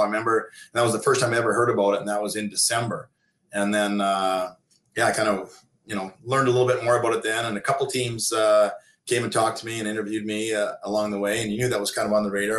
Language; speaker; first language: English; native; English